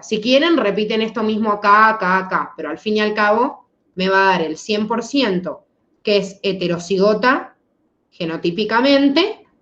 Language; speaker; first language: Spanish; native; Spanish